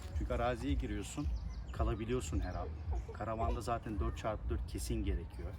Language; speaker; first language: Turkish; native; Turkish